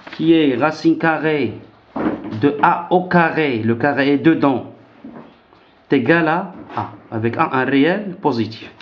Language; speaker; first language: French; non-native, local second language; Arabic